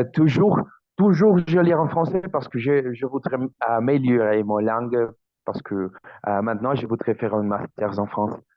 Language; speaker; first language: French; non-native, learner; Spanish